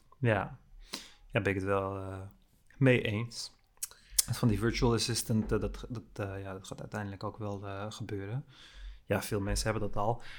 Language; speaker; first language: Dutch; early bilingual, other home language; Turkish